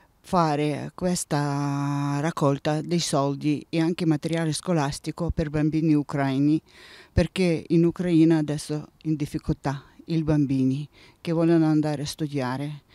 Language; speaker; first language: Italian; non-native, learner; Ukrainian